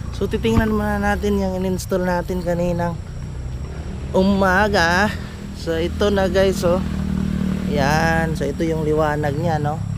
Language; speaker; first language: Filipino; non-native, local second language; Cebuano